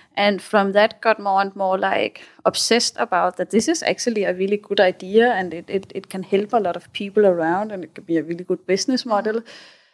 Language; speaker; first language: English; non-native, fluent; Danish